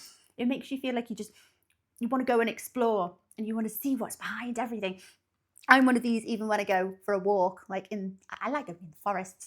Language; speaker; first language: English; native; English